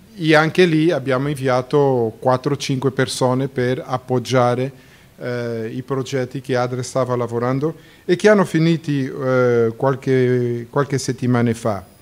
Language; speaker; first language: Italian; non-native, fluent; Portuguese